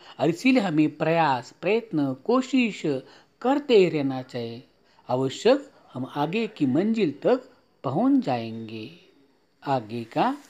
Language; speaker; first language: Hindi; non-native, local second language; Marathi